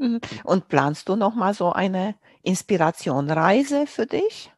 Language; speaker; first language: German; non-native, fluent; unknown